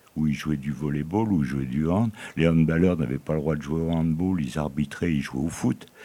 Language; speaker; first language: French; native; French